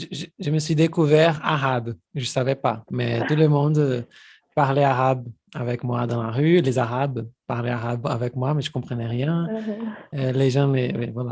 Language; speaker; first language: French; non-native, fluent; Portuguese